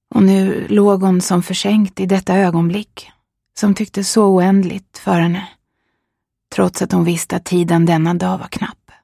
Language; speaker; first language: Swedish; native; Swedish